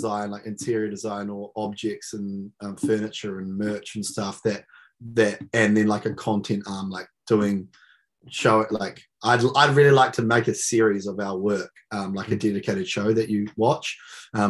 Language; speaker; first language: English; native; English